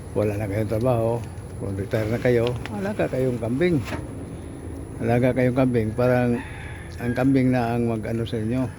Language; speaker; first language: Filipino; non-native, local second language; Cebuano